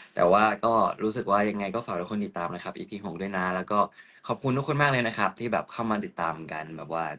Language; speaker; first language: Thai; native; Thai